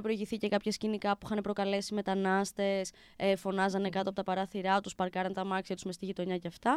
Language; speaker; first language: Greek; native; Greek